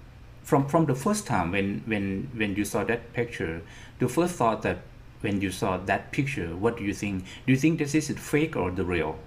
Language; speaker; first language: English; non-native, fluent; Thai